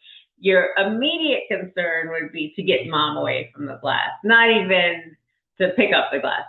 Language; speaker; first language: English; native; English